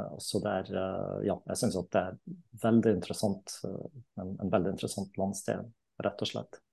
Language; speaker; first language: Norwegian; non-native, fluent; German